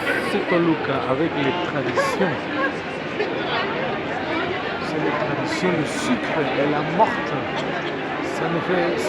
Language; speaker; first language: French; non-native, learner; Spanish